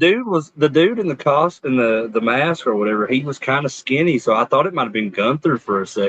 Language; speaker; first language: English; native; English